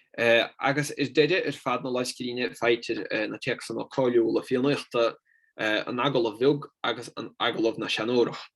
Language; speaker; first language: Irish; non-native, fluent; Italian